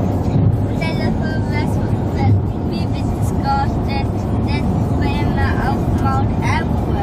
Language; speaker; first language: German; native; German